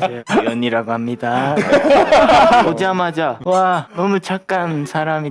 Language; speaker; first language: Korean; non-native, learner; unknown